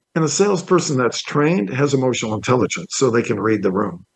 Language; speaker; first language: English; native; English